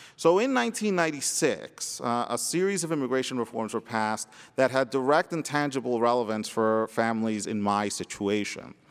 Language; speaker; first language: English; early bilingual, other home language; Spanish